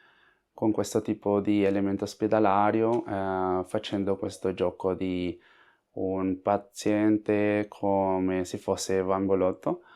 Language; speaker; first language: Italian; non-native, fluent; Spanish